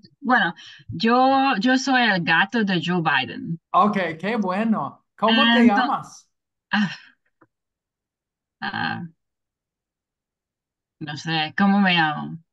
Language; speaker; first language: Spanish; non-native, learner; English